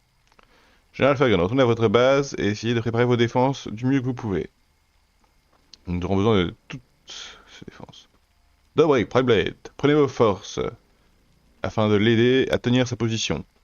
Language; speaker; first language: French; native; French